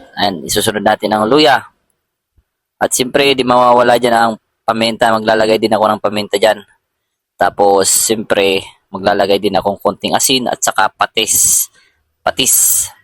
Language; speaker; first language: Filipino; non-native, local second language; Bikol